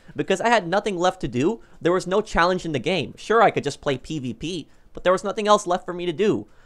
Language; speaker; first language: English; native; English